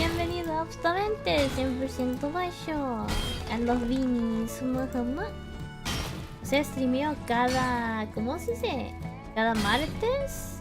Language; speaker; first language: Spanish; early bilingual, heritage; Spanish